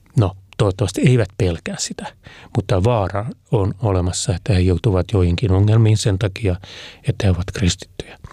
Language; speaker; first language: Finnish; native; Finnish